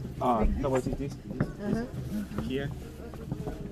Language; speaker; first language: English; non-native, learner; Russian